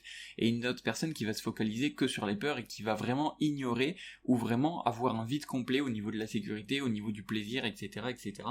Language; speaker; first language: French; native; French